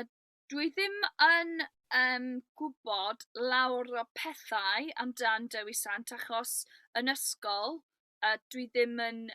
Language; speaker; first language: Welsh; non-native, local second language; English